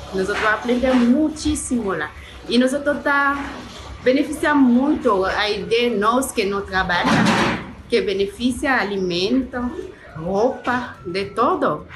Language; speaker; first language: Portuguese; non-native, learner; Haitian Creole